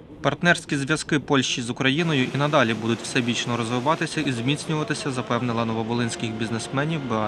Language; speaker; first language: Ukrainian; native; Ukrainian